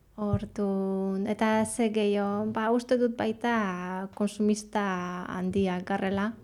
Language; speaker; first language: Basque; non-native, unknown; Polish